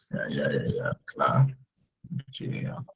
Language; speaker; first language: German; non-native, fluent; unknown